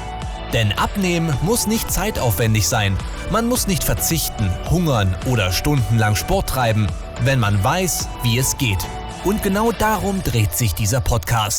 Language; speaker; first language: German; native; German